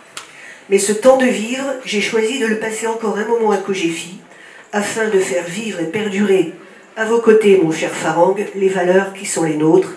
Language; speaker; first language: French; native; French